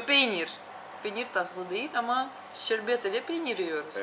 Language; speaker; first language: Turkish; non-native, learner; Russian